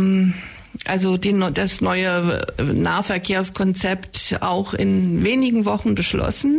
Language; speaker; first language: German; native; German